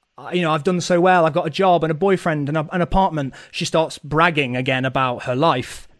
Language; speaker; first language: English; native; English